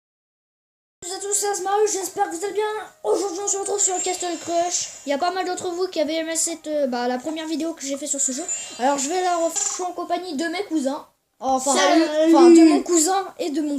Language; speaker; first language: French; native; French